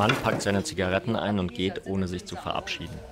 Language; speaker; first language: German; native; German